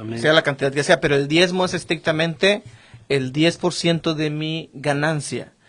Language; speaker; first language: Spanish; native; Spanish